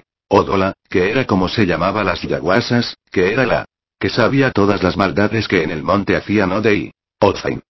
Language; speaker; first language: Spanish; native; Spanish